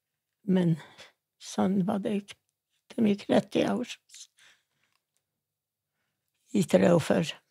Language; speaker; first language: Norwegian; non-native, fluent; Yiddish